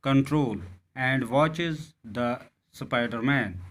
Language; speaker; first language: English; non-native, local second language; Urdu